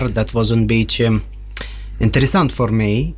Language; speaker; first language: Dutch; non-native, learner; Russian